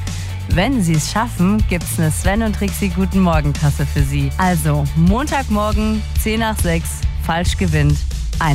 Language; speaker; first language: German; native; German